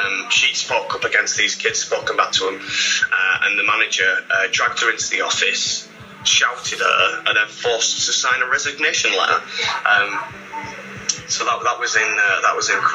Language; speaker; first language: English; native; English